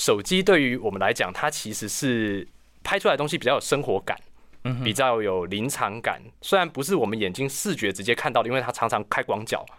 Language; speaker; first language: Chinese; native; Chinese